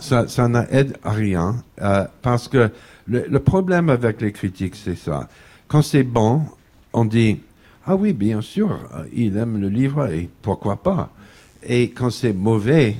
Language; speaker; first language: French; non-native, fluent; English